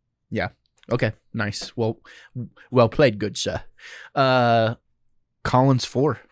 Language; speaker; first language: English; native; English